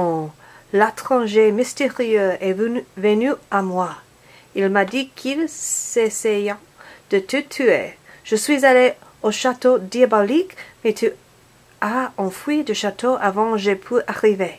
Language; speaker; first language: French; non-native, learner; English